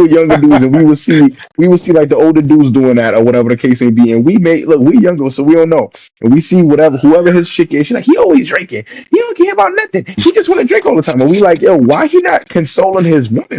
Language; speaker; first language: English; native; English